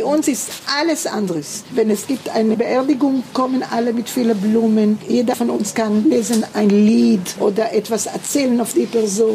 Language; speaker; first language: German; early bilingual, heritage; German